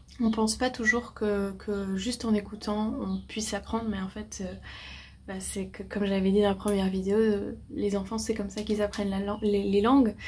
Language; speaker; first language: French; native; French